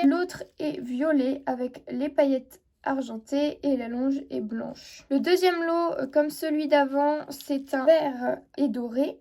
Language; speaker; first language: French; native; French